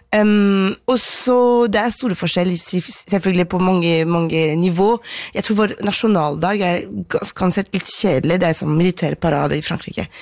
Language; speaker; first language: Norwegian; non-native, fluent; French